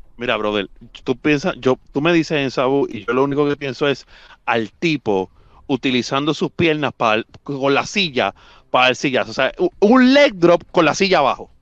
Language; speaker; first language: Spanish; native; Spanish